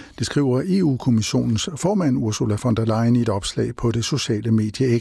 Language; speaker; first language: Danish; native; Danish